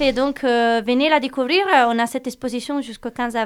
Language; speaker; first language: French; non-native, fluent; Italian